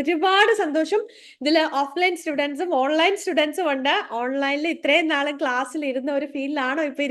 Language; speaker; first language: Malayalam; native; Malayalam